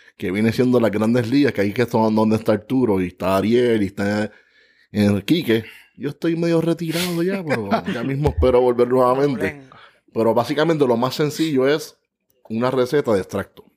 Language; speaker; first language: Spanish; native; Spanish